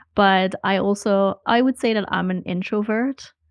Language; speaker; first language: English; non-native, fluent; Dutch